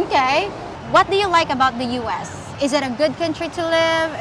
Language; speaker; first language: English; native; English